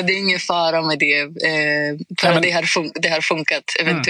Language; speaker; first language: Swedish; non-native, fluent; Greek